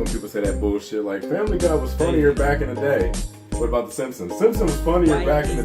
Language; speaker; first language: English; native; English